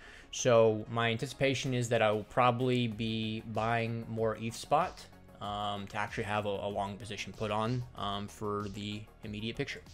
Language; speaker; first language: English; native; English